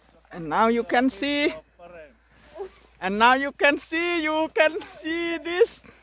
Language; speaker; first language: English; non-native, learner; Thai